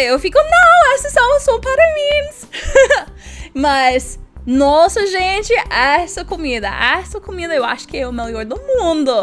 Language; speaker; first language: Portuguese; non-native, learner; English